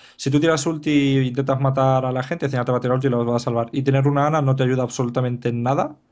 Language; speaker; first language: Spanish; non-native, fluent; Bulgarian